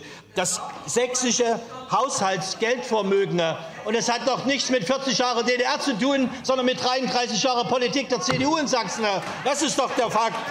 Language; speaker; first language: German; native; German